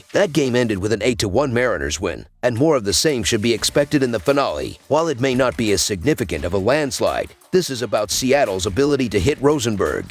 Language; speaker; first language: English; native; English